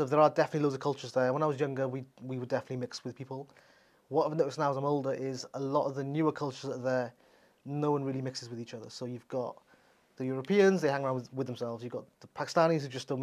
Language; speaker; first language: English; native; English